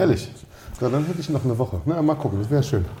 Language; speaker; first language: German; native; German